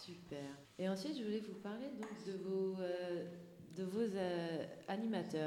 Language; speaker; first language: French; native; French